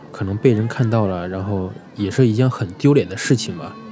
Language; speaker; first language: Chinese; native; Chinese